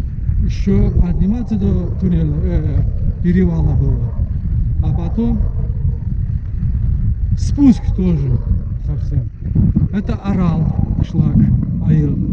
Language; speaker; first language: Russian; non-native, fluent; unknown